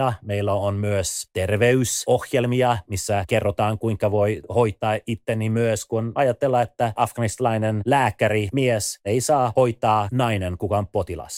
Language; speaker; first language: Finnish; early bilingual, other home language; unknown